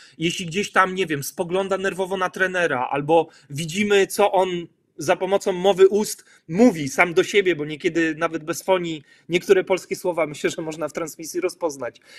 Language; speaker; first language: Polish; native; Polish